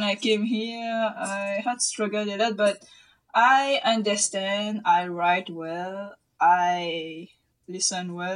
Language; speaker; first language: English; non-native, local second language; Morisyen